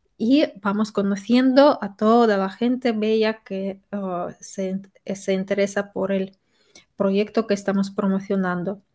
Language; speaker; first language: Spanish; non-native, fluent; Russian